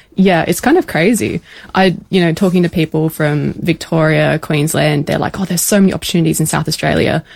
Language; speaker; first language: English; native; English